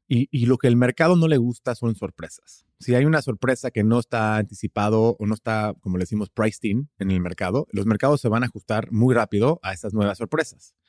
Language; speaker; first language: Spanish; early bilingual, heritage; Spanish